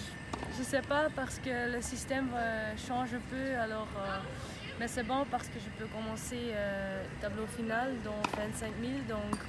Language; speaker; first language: French; non-native, local second language; Dutch